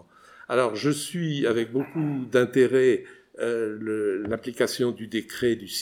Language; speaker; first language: French; native; French